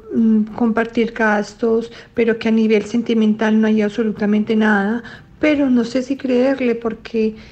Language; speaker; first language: Spanish; native; Spanish